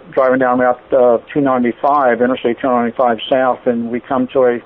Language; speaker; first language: English; native; English